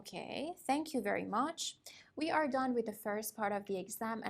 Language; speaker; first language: English; non-native, fluent; Persian